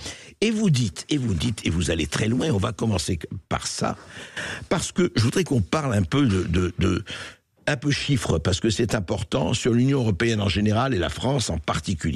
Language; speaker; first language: French; native; French